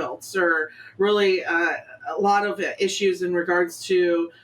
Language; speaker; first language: English; native; English